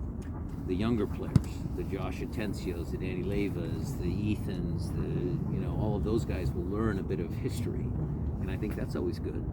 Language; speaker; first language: English; native; English